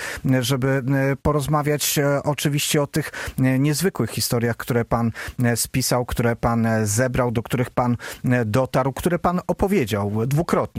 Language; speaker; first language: Polish; native; Polish